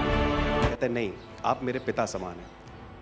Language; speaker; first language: Hindi; native; Hindi